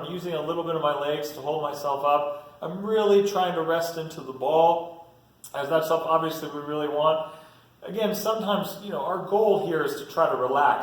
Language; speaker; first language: English; native; English